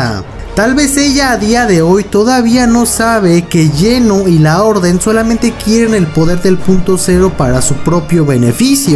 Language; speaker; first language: Spanish; native; Spanish